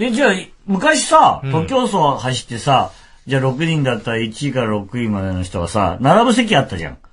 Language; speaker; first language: Japanese; native; Japanese